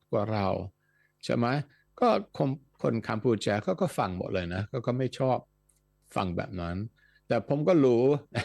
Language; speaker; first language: Thai; non-native, fluent; Dutch